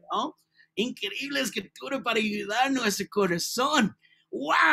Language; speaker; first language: Spanish; non-native, learner; English